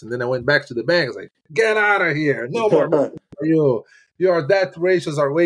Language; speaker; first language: English; non-native, fluent; Portuguese